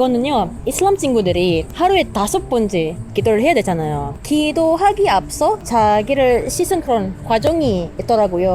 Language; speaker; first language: Korean; non-native, learner; Indonesian